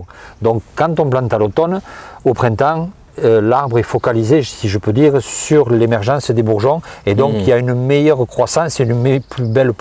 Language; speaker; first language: French; native; French